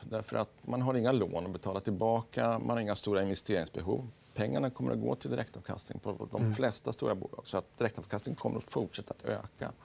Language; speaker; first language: Swedish; native; Swedish